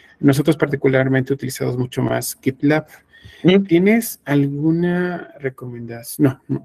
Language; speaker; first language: Spanish; native; Spanish